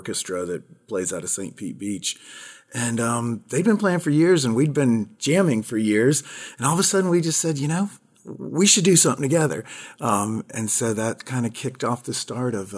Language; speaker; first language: English; native; English